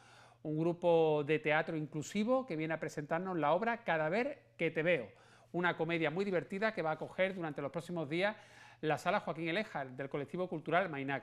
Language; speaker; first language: Spanish; native; Spanish